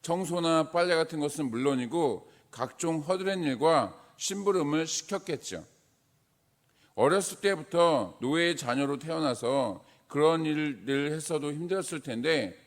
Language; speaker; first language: Korean; native; Korean